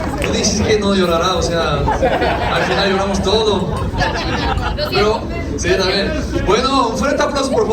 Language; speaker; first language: Spanish; non-native, fluent; Korean